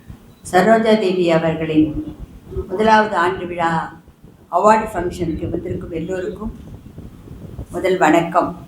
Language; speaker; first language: Tamil; native; Tamil